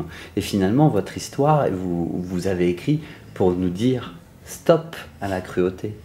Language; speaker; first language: French; native; French